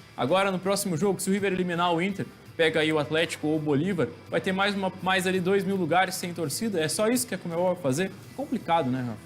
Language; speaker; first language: Portuguese; native; Portuguese